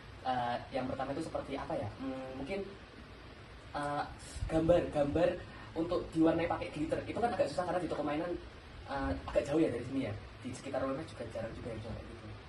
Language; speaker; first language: Indonesian; native; Indonesian